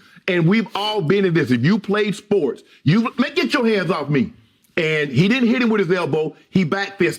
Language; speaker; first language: English; native; English